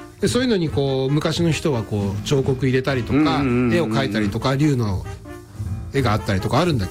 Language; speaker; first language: Japanese; native; Japanese